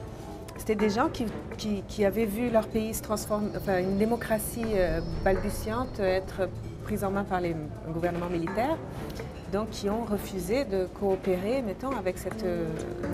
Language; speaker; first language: French; non-native, fluent; Portuguese